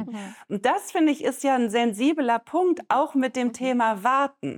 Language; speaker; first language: German; native; German